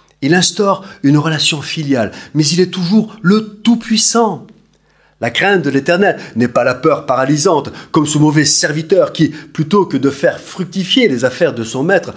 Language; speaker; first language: French; native; French